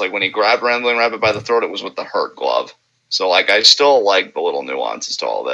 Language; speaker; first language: English; native; English